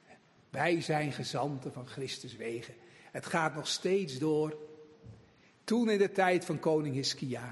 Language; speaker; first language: Dutch; native; Dutch